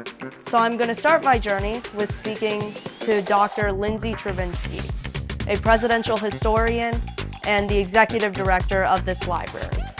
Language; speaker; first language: English; native; English